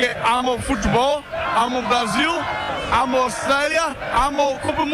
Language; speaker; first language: Portuguese; non-native, learner; English